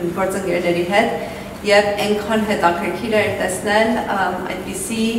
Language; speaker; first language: Armenian; early bilingual, heritage; Armenian